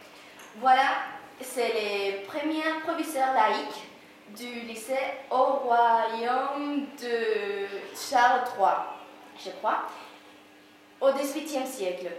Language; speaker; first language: French; non-native, learner; Spanish